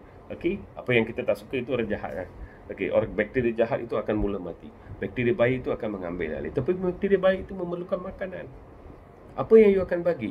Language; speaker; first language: Malay; non-native, local second language; Tamil